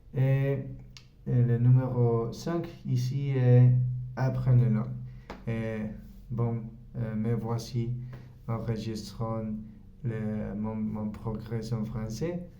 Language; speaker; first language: French; non-native, learner; Spanish